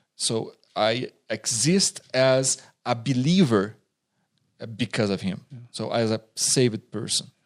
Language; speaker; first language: English; non-native, fluent; Portuguese